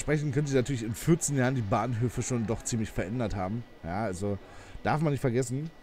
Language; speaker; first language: German; native; German